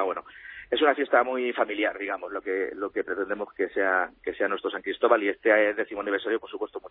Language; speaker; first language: Spanish; native; Spanish